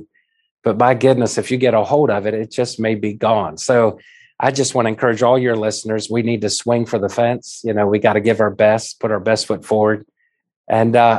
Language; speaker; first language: English; native; English